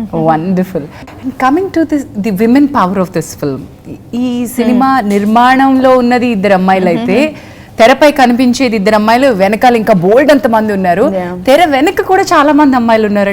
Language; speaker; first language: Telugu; native; Telugu